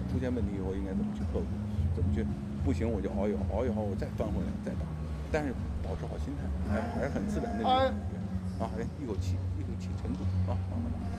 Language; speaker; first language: Chinese; native; Chinese